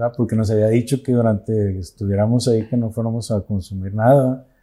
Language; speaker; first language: Spanish; native; Spanish